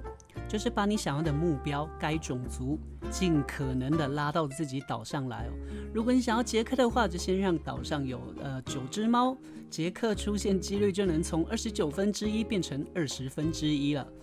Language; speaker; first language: Chinese; native; Chinese